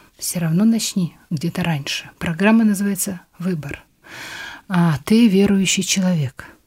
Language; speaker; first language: Russian; native; Russian